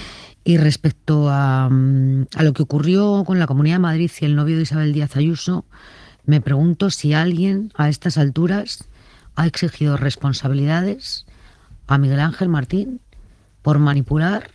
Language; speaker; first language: Spanish; native; Spanish